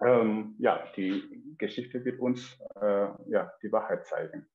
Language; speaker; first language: German; non-native, fluent; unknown